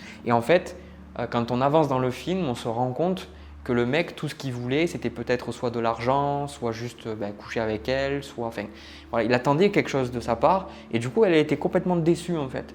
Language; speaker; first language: French; native; French